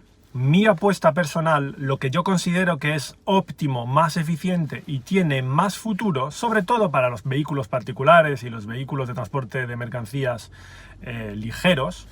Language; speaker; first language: Spanish; native; Spanish